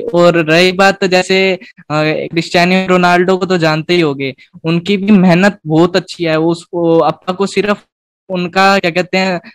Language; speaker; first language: Hindi; native; Hindi